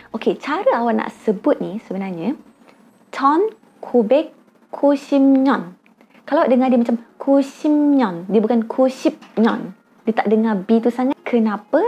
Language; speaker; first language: Malay; native; Malay